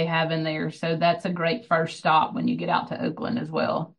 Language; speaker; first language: English; native; English